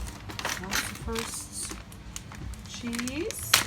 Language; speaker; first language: English; native; English